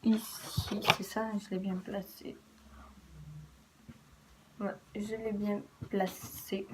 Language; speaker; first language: French; native; French